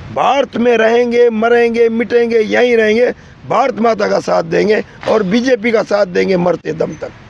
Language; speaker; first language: Urdu; non-native, local second language; Sindhi